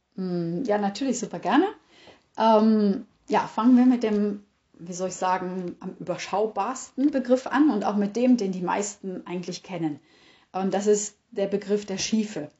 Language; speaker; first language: German; native; German